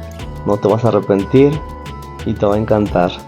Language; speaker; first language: Spanish; native; Spanish